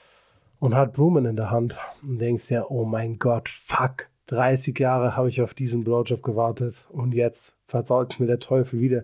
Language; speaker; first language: German; native; German